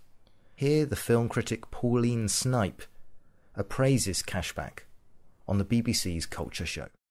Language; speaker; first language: English; native; English